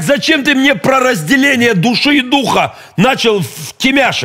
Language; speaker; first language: Russian; native; Russian